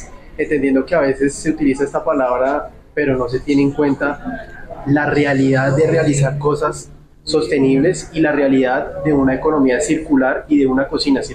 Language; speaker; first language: Spanish; native; Spanish